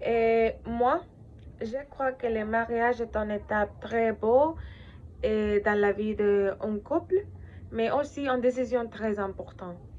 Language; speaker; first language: French; non-native, learner; Spanish